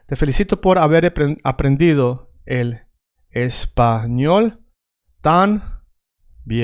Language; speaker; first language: Spanish; native; Spanish